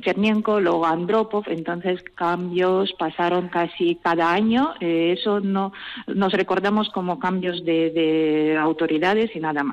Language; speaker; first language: Spanish; non-native, fluent; Russian